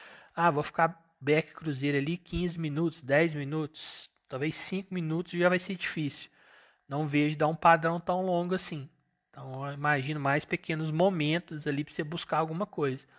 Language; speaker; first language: Portuguese; native; Portuguese